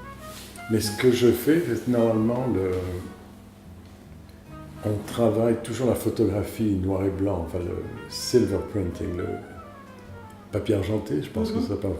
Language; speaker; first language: French; non-native, fluent; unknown